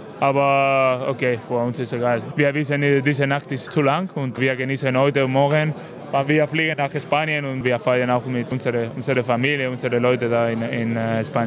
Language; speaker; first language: German; non-native, learner; Spanish